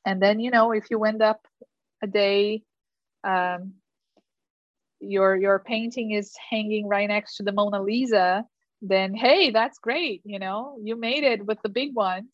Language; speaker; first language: English; non-native, fluent; Portuguese